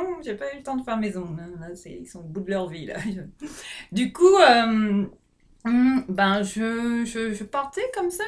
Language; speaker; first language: French; native; French